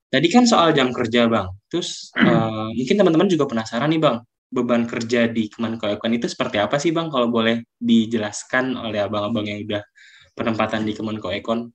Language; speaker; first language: Indonesian; native; Indonesian